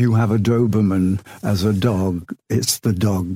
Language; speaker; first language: English; native; English